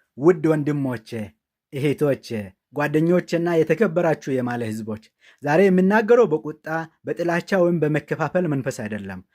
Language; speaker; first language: Amharic; non-native, local second language; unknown